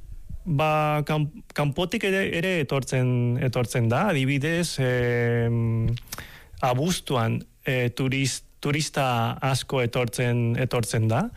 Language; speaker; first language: Basque; non-native, fluent; Cantonese